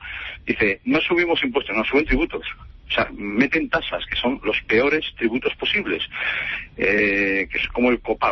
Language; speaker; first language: Spanish; native; Spanish